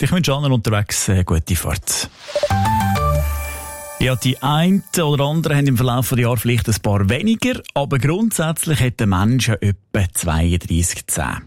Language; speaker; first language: German; native; German